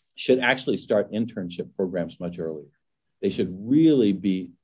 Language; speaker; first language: English; native; English